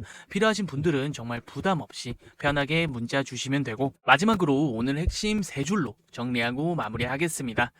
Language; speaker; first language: Korean; native; Korean